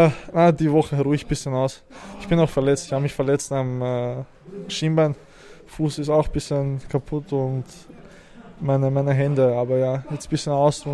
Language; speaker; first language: German; early bilingual, other home language; Serbian